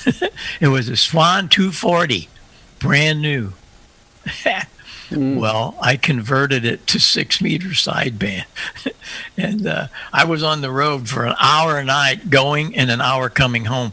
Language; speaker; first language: English; native; English